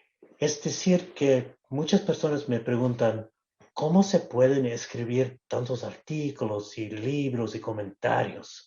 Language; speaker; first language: Spanish; non-native, local second language; English